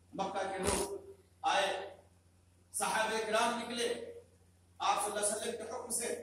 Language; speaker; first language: Urdu; native; Urdu